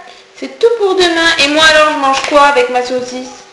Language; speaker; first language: French; native; French